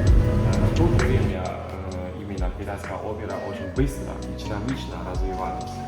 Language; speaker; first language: Russian; non-native, learner; Chinese